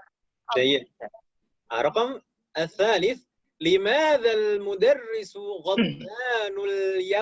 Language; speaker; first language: Arabic; non-native, fluent; Indonesian